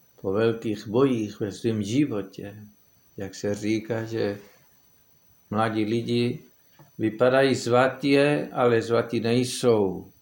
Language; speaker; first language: Czech; non-native, fluent; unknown